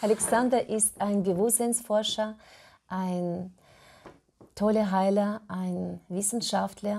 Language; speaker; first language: German; non-native, fluent; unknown